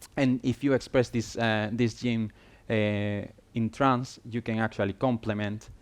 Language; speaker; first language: English; non-native, fluent; Spanish